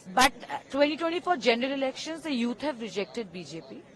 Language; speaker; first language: English; non-native, local second language; Bangla